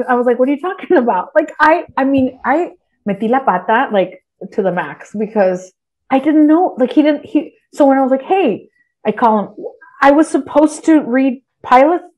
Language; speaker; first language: English; early bilingual, other home language; Spanish